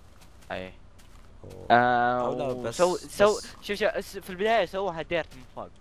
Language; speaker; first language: Arabic; native; Arabic